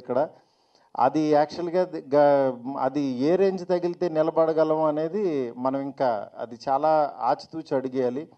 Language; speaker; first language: Telugu; native; Telugu